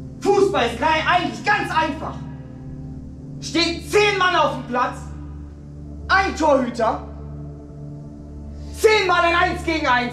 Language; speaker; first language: German; native; German